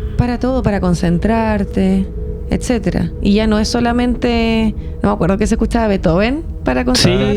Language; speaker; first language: Spanish; native; Spanish